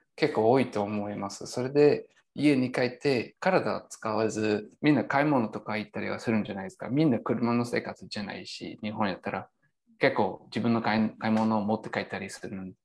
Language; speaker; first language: Japanese; non-native, fluent; English